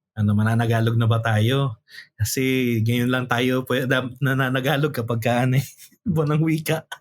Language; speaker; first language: Filipino; native; Filipino